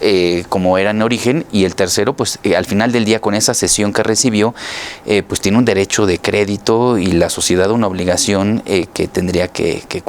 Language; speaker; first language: Spanish; native; Spanish